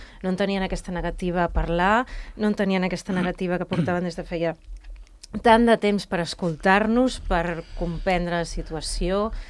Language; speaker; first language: Catalan; native; Catalan